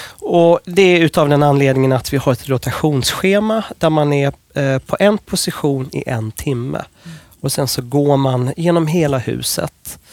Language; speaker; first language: Swedish; non-native, fluent; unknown